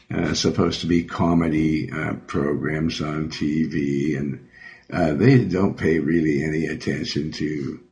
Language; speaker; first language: English; native; English